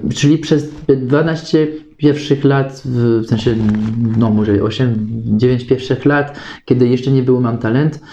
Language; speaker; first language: Polish; non-native, fluent; French